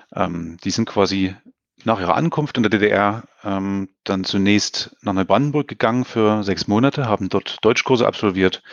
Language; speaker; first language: German; native; German